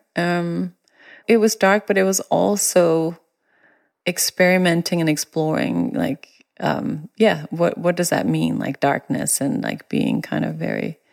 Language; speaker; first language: English; non-native, fluent; Danish